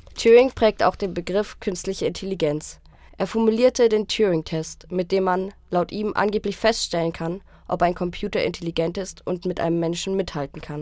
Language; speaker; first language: German; native; German